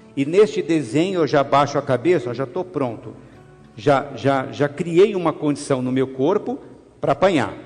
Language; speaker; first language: Portuguese; native; Portuguese